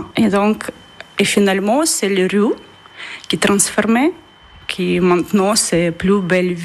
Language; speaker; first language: French; non-native, learner; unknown